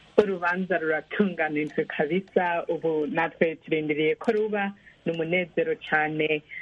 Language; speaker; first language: Rundi; early bilingual, heritage; Rundi